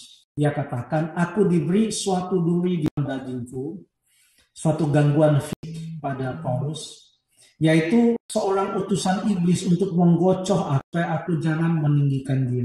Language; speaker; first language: Indonesian; native; Indonesian